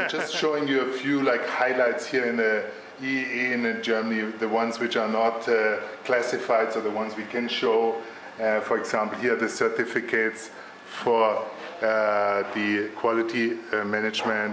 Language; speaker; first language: English; non-native, fluent; German